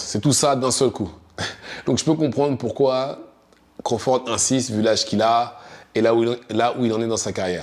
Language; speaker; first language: French; native; French